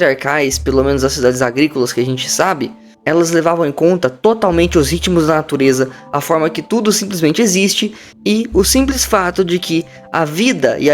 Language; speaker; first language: Portuguese; native; Portuguese